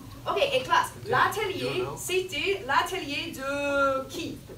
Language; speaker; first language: French; non-native, fluent; English